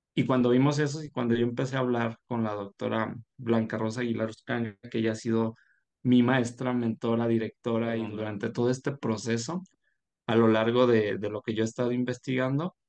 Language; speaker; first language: Spanish; native; Spanish